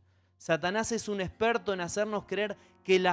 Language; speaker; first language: Spanish; native; Spanish